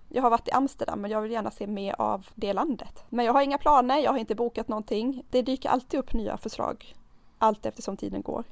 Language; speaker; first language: Swedish; native; Swedish